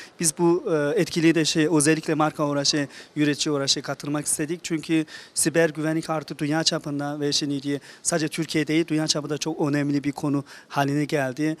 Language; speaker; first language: Turkish; non-native, fluent; Chinese